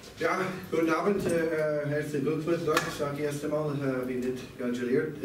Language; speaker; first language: German; non-native, fluent; English